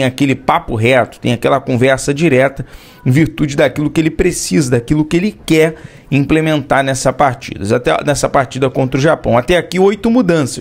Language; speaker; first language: Portuguese; native; Portuguese